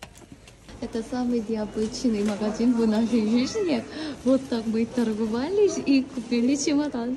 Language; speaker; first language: Russian; non-native, learner; Korean